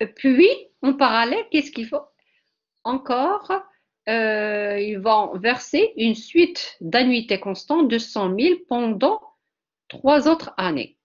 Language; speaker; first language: French; non-native, local second language; Arabic